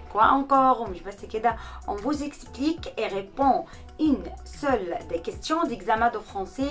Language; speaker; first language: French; non-native, fluent; Arabic